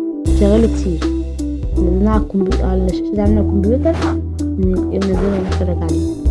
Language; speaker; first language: Arabic; native; Arabic